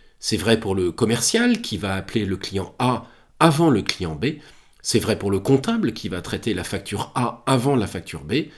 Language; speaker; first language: French; native; French